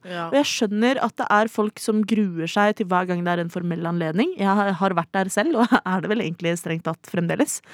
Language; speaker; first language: Norwegian; native; Norwegian